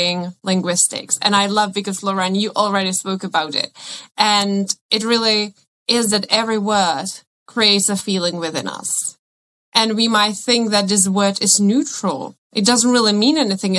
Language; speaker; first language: English; non-native, fluent; Czech